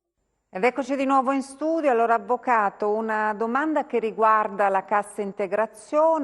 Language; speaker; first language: Italian; native; Italian